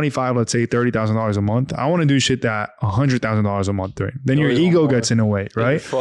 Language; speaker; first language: English; non-native, fluent; Arabic